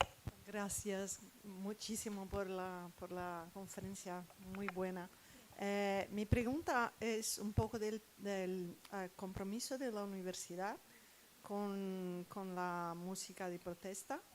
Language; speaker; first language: Spanish; non-native, fluent; Portuguese